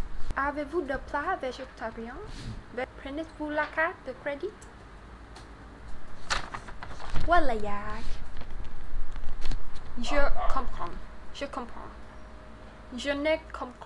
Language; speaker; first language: French; non-native, learner; Vietnamese